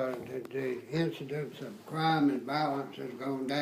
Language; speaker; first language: English; native; English